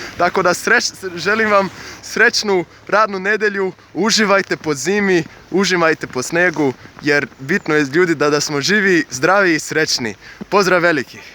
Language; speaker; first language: Bosnian; non-native, fluent; Portuguese